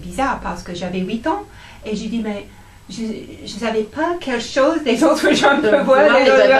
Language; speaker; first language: French; non-native, fluent; English